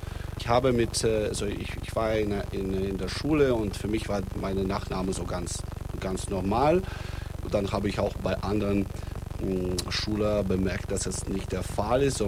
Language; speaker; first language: German; non-native, fluent; Russian